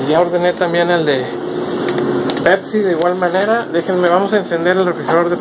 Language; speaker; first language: Spanish; native; Spanish